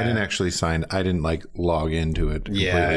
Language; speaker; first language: English; native; English